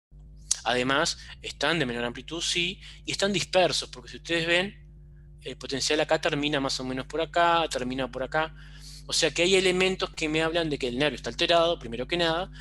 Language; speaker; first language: Spanish; native; Spanish